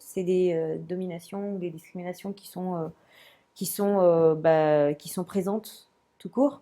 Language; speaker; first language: French; non-native, local second language; Comorian